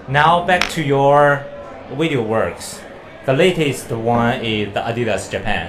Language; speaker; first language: English; non-native, learner; Chinese